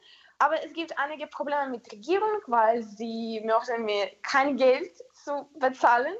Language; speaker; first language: German; non-native, learner; Ukrainian